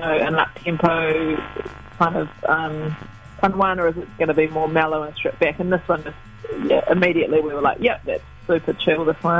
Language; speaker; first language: English; native; English